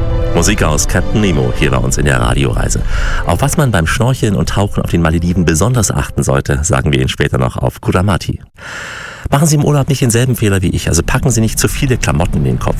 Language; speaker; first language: German; native; German